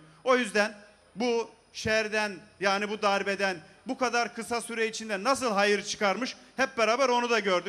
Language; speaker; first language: Turkish; native; Turkish